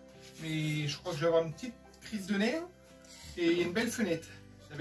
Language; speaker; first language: French; native; French